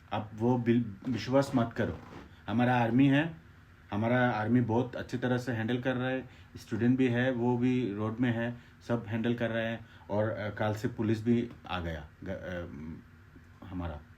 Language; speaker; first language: Hindi; non-native, fluent; Bangla